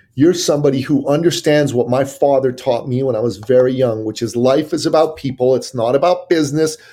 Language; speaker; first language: English; early bilingual, other home language; Persian